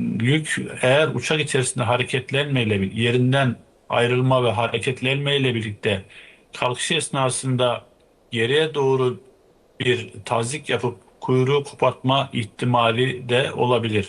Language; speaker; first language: Turkish; native; Turkish